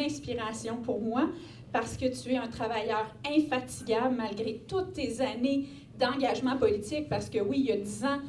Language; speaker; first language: French; native; French